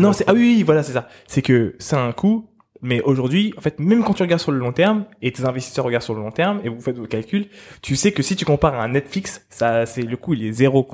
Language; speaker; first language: French; native; French